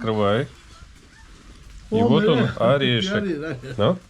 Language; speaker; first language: Russian; native; Russian